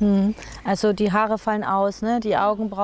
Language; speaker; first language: German; native; German